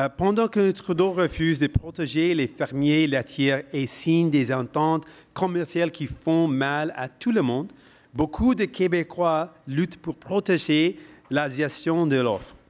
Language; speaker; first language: French; non-native, local second language; English